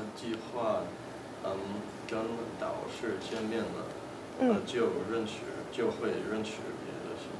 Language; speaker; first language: Chinese; non-native, learner; English